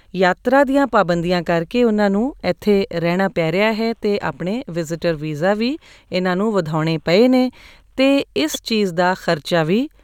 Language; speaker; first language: Punjabi; native; Punjabi